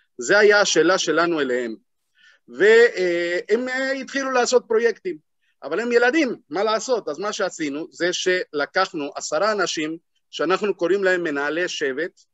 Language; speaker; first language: Hebrew; non-native, fluent; Spanish